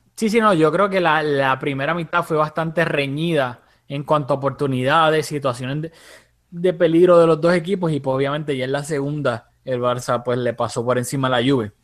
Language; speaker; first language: Spanish; early bilingual, heritage; Spanish